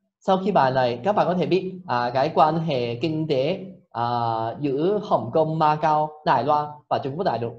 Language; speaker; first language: Vietnamese; non-native, fluent; Cantonese